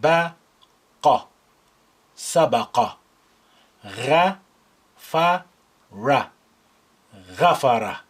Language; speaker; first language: Arabic; non-native, fluent; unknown